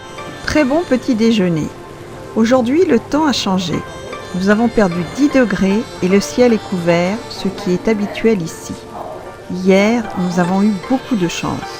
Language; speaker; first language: French; native; French